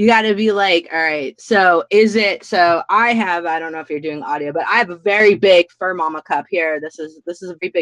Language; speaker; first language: English; native; English